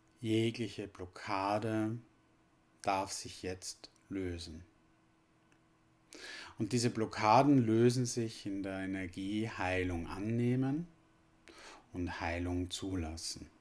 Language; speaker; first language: German; native; German